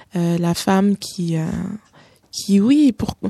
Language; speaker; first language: French; native; French